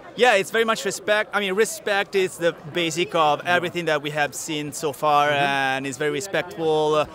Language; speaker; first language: English; non-native, fluent; Italian